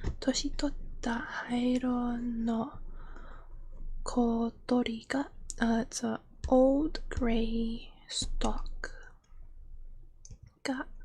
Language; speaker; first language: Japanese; non-native, learner; English